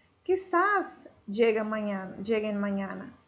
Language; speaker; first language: Spanish; non-native, fluent; Portuguese